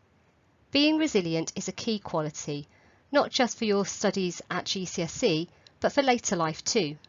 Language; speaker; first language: English; native; English